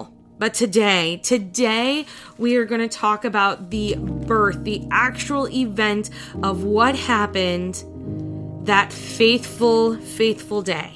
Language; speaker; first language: English; native; English